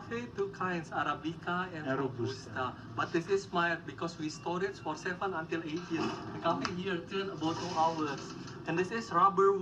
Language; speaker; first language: English; non-native, learner; Indonesian